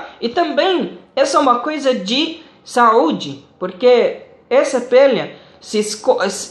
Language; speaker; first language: Portuguese; non-native, fluent; Arabic